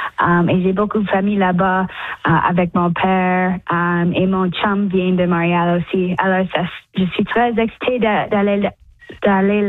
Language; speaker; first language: French; early bilingual, heritage; English